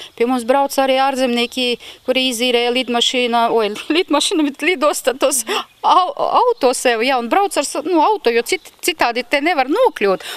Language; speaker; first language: Latvian; native; Latvian